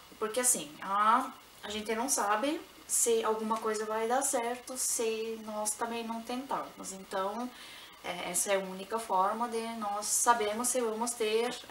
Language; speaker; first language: Portuguese; non-native, local second language; Plautdietsch